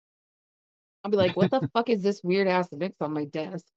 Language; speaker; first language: English; native; English